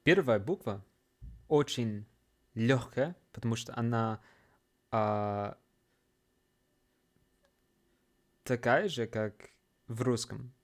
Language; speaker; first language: Russian; non-native, fluent; English